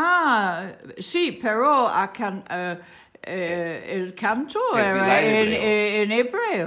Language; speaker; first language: Spanish; non-native, learner; English